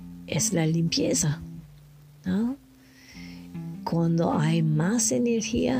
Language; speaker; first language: Spanish; non-native, learner; French